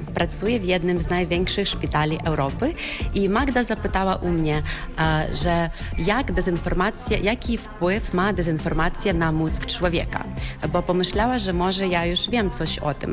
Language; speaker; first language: Polish; non-native, fluent; Ukrainian